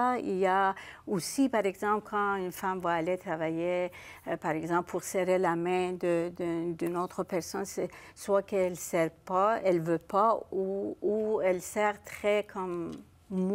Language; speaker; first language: French; non-native, fluent; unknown